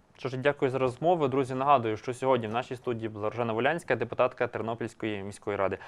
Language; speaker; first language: Ukrainian; native; Ukrainian